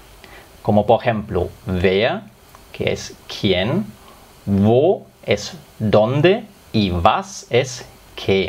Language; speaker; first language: Spanish; non-native, fluent; German